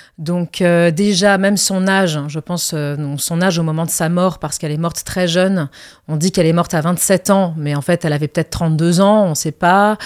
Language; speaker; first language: French; early bilingual, other home language; Arabic